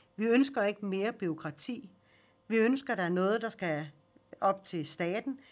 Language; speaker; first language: Danish; early bilingual, other home language; Swedish